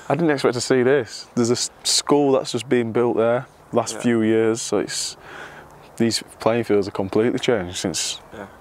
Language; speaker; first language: English; native; English